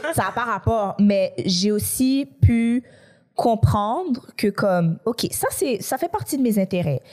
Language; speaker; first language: French; native; French